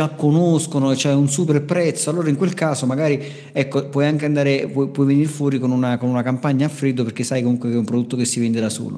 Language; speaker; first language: Italian; native; Italian